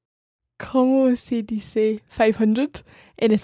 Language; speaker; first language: Spanish; non-native, learner; English